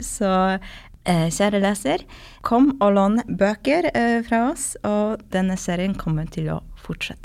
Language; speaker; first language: Norwegian; non-native, fluent; Polish